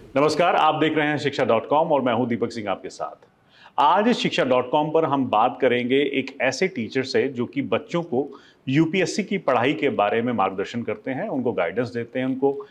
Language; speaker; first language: Hindi; native; Hindi